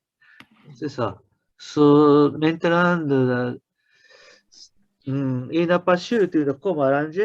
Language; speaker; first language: French; non-native, learner; Japanese